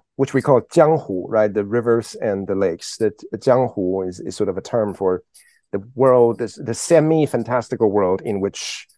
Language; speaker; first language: English; early bilingual, other home language; Chinese